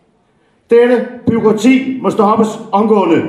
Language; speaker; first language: Danish; native; Danish